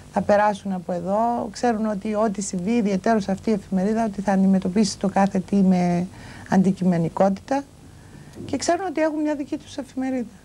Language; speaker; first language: Greek; native; Greek